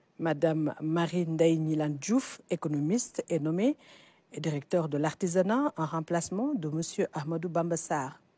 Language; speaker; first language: French; non-native, local second language; Wolof